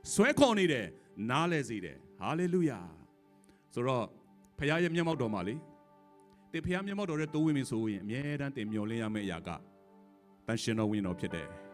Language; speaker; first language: Burmese; non-native, local second language; Kachin